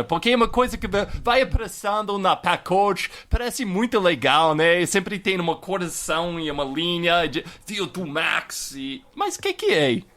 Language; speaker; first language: Portuguese; non-native, fluent; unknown